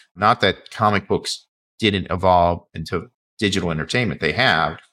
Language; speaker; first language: English; native; English